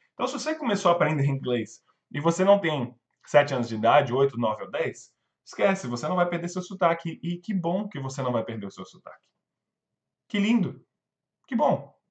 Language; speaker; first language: Portuguese; native; Portuguese